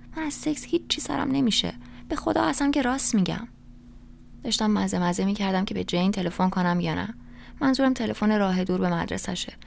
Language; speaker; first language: Persian; native; Persian